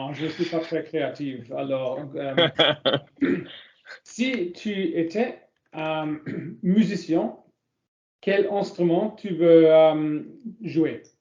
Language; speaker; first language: French; non-native, learner; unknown